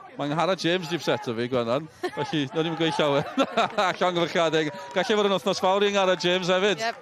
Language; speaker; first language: Welsh; native; Welsh